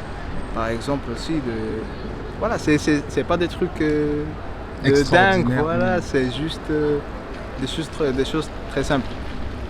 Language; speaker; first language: French; non-native, fluent; Spanish